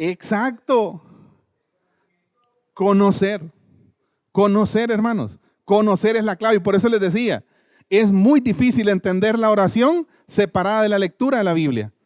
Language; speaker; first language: Spanish; native; Spanish